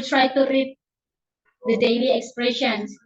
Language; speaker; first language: English; non-native, learner; Indonesian